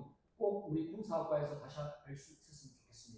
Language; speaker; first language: Korean; native; Korean